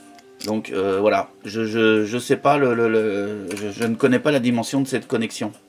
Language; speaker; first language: French; native; French